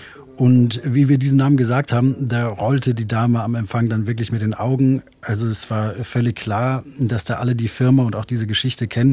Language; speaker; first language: German; native; German